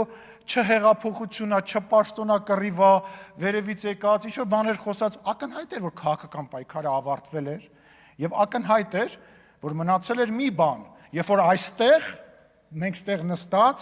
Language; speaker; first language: Armenian; native; Armenian